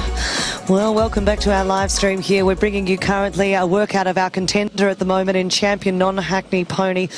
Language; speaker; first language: English; native; English